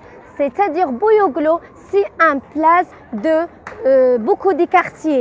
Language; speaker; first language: French; non-native, learner; Arabic